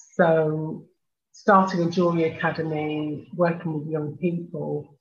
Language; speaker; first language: English; native; English